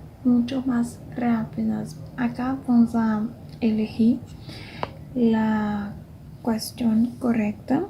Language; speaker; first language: Spanish; non-native, fluent; Portuguese